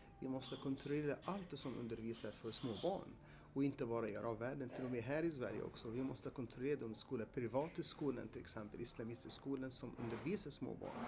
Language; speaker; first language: Swedish; non-native, fluent; Arabic